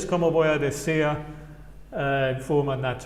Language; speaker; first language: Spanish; non-native, fluent; English